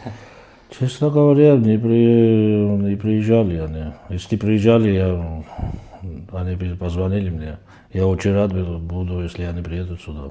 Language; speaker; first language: Russian; non-native, fluent; Georgian